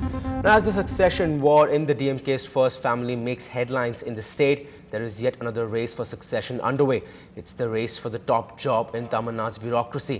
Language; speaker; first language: English; non-native, local second language; Tamil